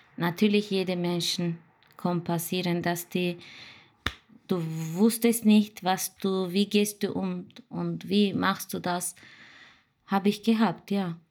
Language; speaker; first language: German; non-native, learner; Turkish